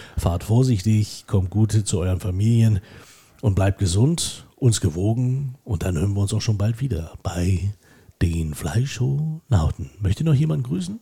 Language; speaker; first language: German; native; German